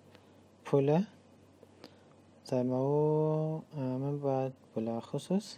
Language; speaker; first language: Indonesian; non-native, learner; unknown